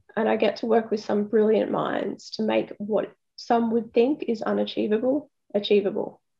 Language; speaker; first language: English; native; English